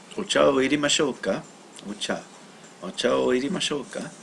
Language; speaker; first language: Japanese; non-native, learner; English